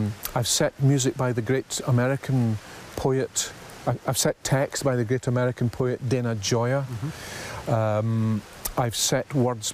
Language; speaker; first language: English; native; English